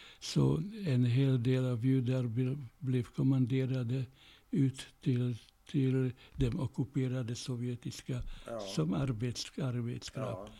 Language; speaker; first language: Swedish; non-native, fluent; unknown